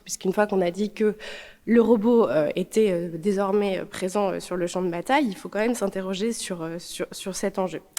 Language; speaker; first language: French; native; French